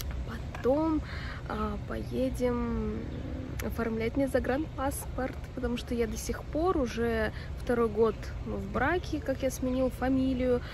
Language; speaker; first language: Russian; native; Russian